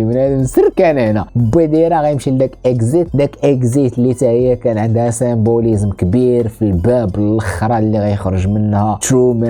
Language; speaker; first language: Arabic; native; Arabic